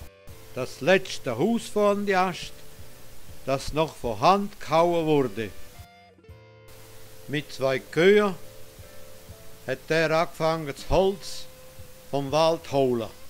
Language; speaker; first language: German; non-native, local second language; Romansh